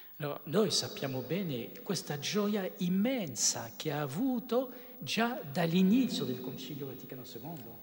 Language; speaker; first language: Italian; non-native, fluent; French